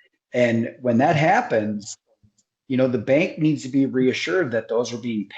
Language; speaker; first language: English; native; English